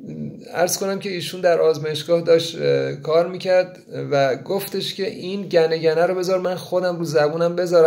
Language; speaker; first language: Persian; native; Persian